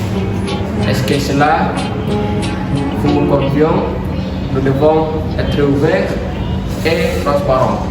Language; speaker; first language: French; non-native, learner; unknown